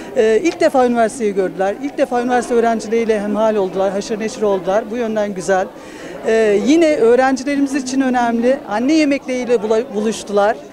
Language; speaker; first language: Turkish; native; Turkish